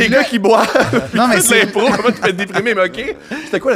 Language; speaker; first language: French; native; French